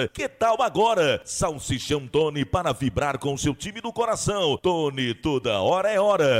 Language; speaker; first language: Portuguese; native; Portuguese